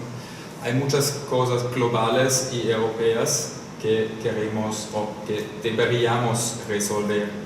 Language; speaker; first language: Spanish; non-native, fluent; German